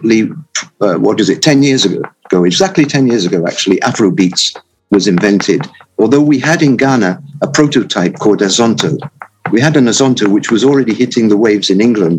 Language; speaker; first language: English; native; English